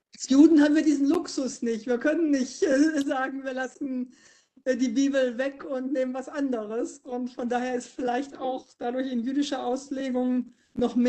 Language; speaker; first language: German; native; German